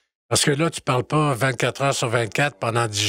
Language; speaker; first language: French; native; French